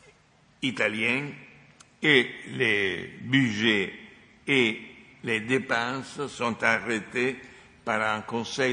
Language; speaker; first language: French; non-native, fluent; Italian